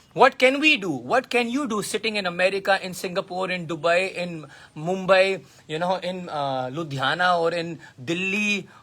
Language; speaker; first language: English; non-native, local second language; Hindi